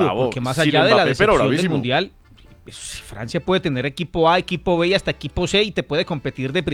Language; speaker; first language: Spanish; native; Spanish